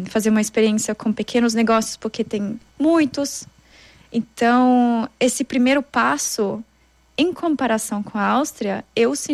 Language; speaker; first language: Portuguese; non-native, fluent; German